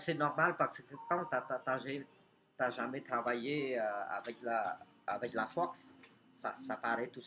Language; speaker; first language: French; non-native, fluent; Khmer